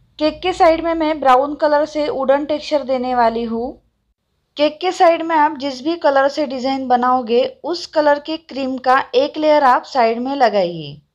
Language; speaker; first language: Hindi; non-native, local second language; Marathi